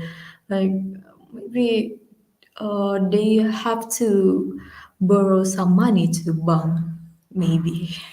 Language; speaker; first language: English; non-native, learner; Indonesian